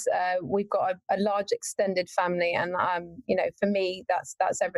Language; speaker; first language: English; native; English